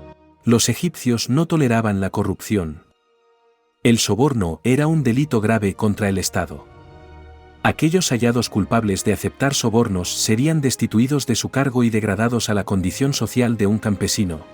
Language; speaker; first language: Spanish; native; Spanish